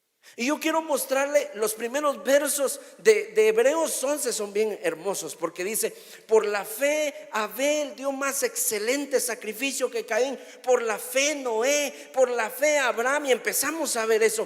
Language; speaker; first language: Spanish; native; Spanish